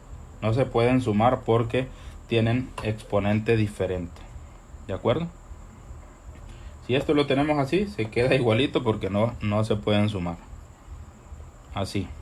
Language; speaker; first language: Spanish; native; Spanish